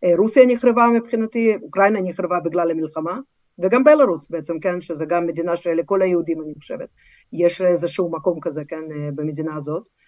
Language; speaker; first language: Hebrew; non-native, fluent; Russian